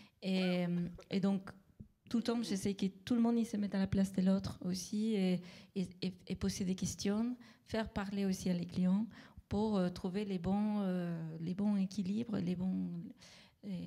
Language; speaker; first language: French; non-native, fluent; Spanish